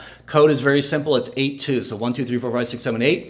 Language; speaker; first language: English; native; English